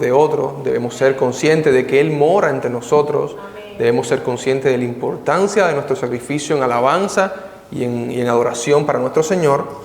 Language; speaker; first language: Spanish; native; Spanish